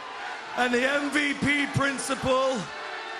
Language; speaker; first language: English; native; English